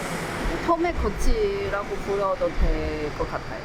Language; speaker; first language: Korean; non-native, fluent; Chinese